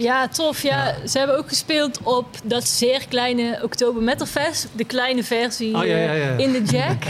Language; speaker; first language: Dutch; native; Dutch